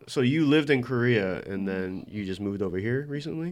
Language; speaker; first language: English; early bilingual, other home language; Korean